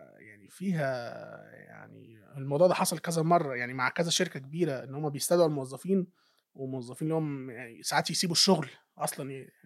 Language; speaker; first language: Arabic; native; Arabic